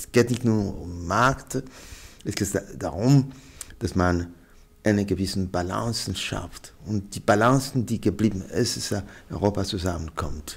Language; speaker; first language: German; non-native, fluent; Arabic